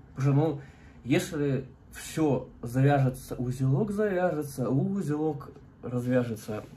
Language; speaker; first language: Russian; native; Russian